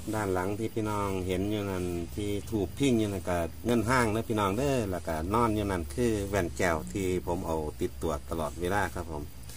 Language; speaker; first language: Thai; native; Thai